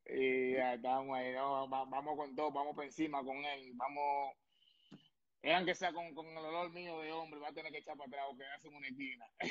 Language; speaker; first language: Spanish; native; Spanish